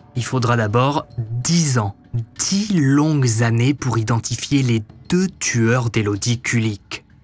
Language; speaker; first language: French; native; French